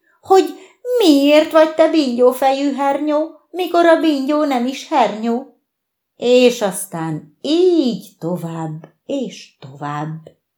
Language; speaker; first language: Hungarian; native; Hungarian